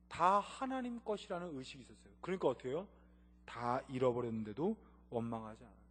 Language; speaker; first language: Korean; native; Korean